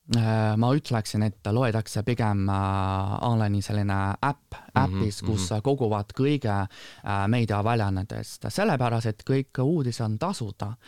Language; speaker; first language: Estonian; non-native, fluent; Chinese